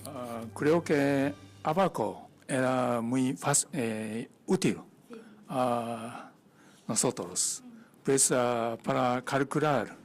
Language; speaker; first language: Spanish; non-native, learner; Japanese